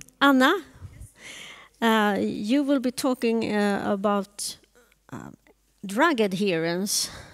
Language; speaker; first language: English; non-native, fluent; Swedish